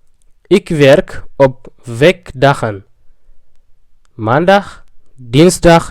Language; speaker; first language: Dutch; non-native, fluent; Tigrinya